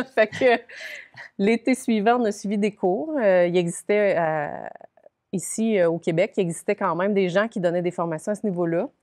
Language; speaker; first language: French; native; French